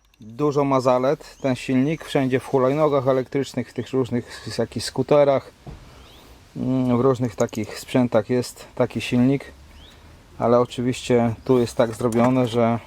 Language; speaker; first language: Polish; native; Polish